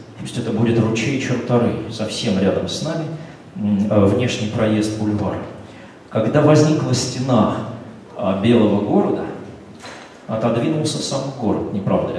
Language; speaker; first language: Russian; native; Russian